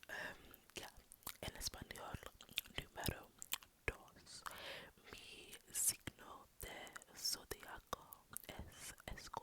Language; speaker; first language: Spanish; non-native, learner; English